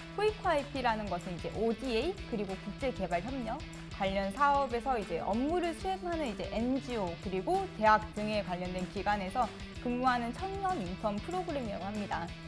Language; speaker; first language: Korean; native; Korean